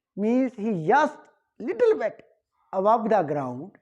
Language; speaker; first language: English; non-native, local second language; Punjabi